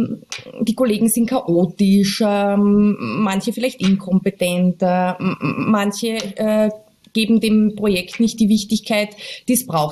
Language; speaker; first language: German; native; German